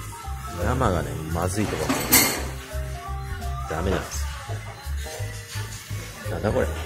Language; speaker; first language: Japanese; native; Japanese